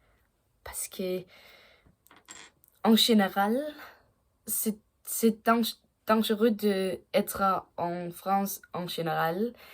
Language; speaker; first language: French; non-native, learner; Danish